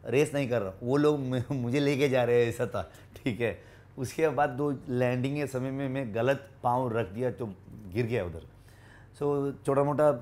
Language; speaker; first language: Hindi; non-native, local second language; Kannada